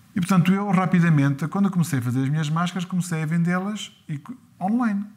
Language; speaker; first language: Portuguese; early bilingual, other home language; French